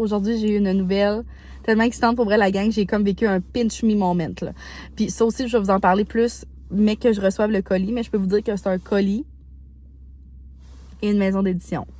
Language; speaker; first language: French; native; French